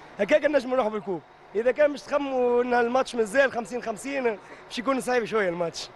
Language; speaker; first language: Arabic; native; Arabic